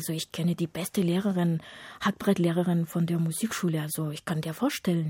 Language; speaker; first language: German; non-native, fluent; Mongolian